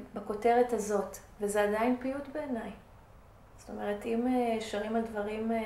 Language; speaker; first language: Hebrew; early bilingual, other home language; Persian